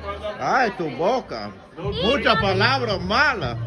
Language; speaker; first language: Spanish; non-native, learner; English